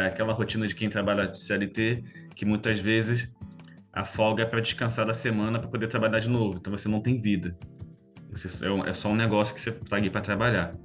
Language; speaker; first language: Portuguese; native; Portuguese